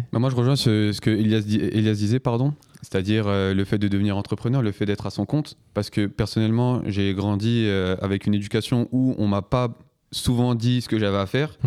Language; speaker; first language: French; early bilingual, other home language; Turkish